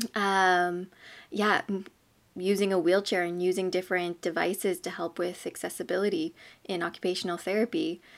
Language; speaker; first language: English; native; English